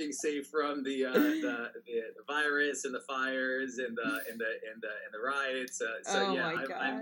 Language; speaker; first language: English; native; English